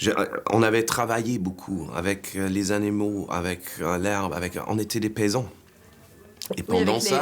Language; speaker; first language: French; non-native, fluent; German